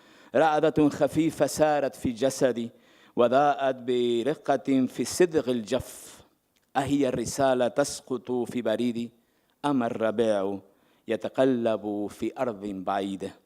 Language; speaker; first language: Arabic; native; Arabic